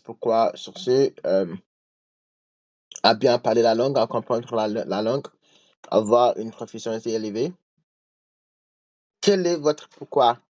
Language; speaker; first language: French; non-native, learner; English